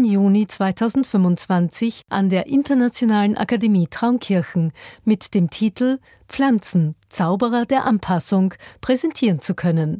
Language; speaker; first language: German; native; German